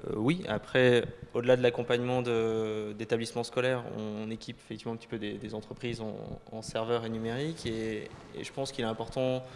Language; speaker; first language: French; native; French